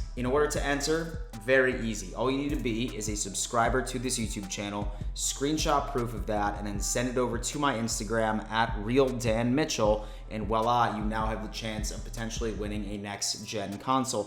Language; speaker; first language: English; native; English